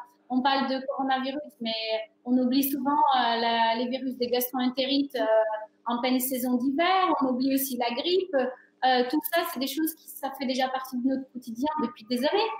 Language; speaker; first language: French; non-native, fluent; Portuguese